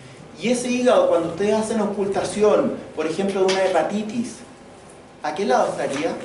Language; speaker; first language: Spanish; native; Spanish